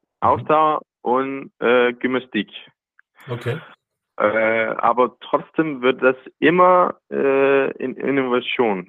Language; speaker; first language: German; non-native, learner; Danish